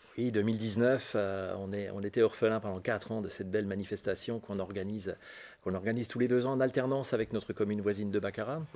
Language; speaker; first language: French; native; French